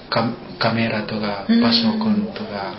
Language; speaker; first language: Japanese; non-native, learner; Indonesian